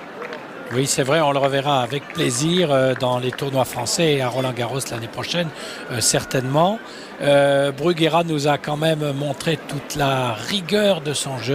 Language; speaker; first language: French; native; French